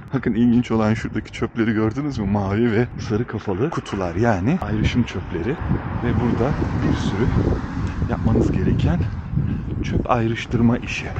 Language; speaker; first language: Turkish; early bilingual, heritage; Turkish